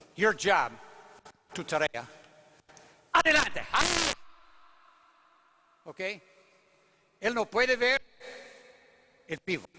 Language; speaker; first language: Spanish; non-native, learner; English